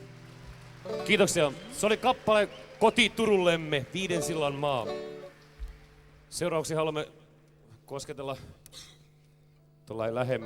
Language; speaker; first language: Finnish; native; Finnish